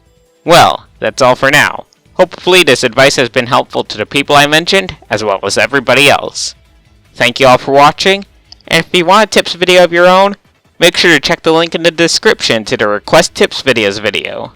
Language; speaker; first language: English; native; English